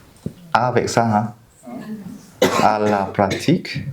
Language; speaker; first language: French; non-native, fluent; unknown